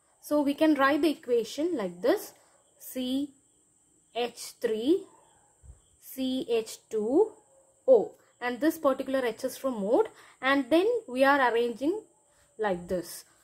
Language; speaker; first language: English; non-native, local second language; Malayalam